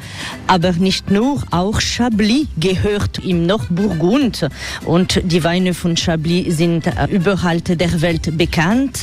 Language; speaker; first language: German; non-native, learner; French